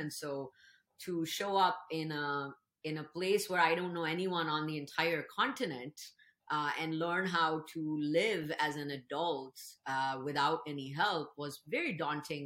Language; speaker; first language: English; non-native, local second language; Urdu